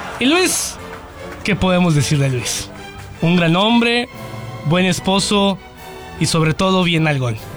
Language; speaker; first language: Spanish; early bilingual, heritage; Spanish